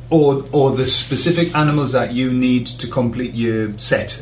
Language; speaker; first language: English; native; English